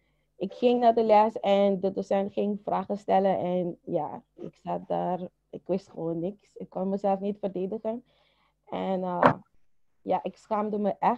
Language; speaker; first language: Dutch; non-native, local second language; Papiamento